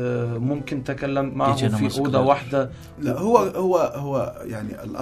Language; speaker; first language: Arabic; non-native, fluent; Turkish